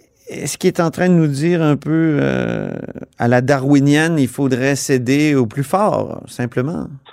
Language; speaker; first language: French; native; French